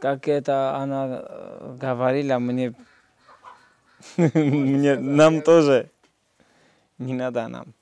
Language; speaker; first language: Russian; non-native, local second language; Armenian